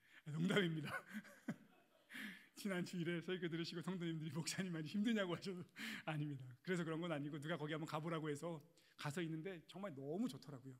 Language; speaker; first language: Korean; native; Korean